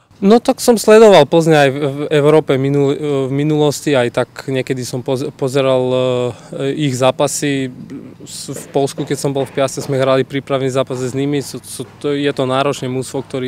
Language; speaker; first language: Slovak; non-native, fluent; Macedonian